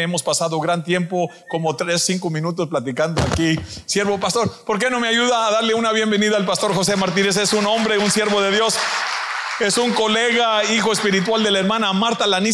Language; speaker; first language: Spanish; native; Spanish